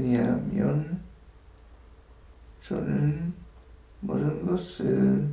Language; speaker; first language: Korean; non-native, learner; French